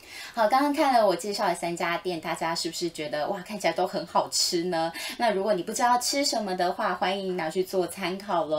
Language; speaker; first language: Chinese; native; Chinese